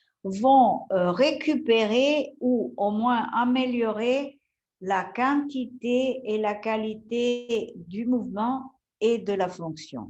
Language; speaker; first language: French; non-native, fluent; Italian